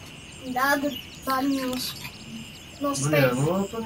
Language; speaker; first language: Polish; early bilingual, heritage; Polish